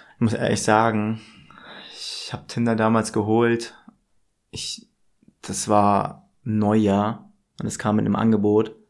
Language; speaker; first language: German; native; German